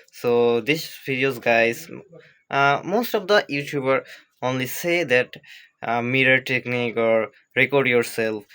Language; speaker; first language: English; non-native, learner; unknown